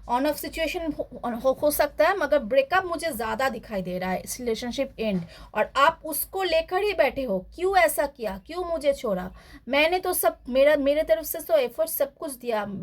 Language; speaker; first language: Hindi; non-native, local second language; Bangla